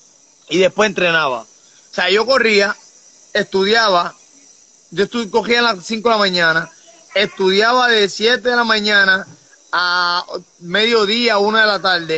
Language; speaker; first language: Spanish; native; Spanish